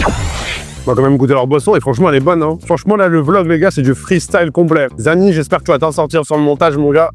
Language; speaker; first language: French; native; French